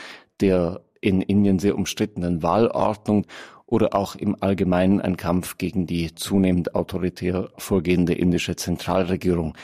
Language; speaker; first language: German; native; German